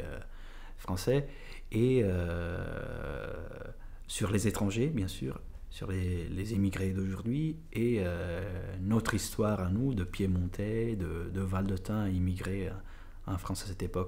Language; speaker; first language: French; non-native, fluent; Italian